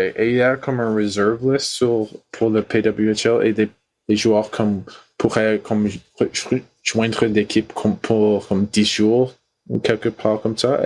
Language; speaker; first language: French; non-native, learner; English